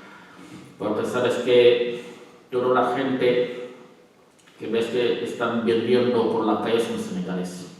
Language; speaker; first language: Spanish; non-native, learner; Wolof